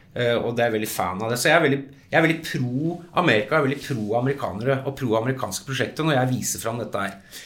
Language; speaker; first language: Norwegian; early bilingual, other home language; English